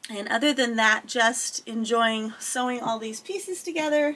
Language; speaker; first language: English; native; English